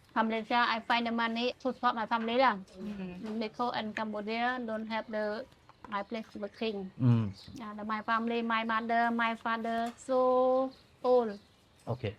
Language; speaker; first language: English; non-native, learner; Khmer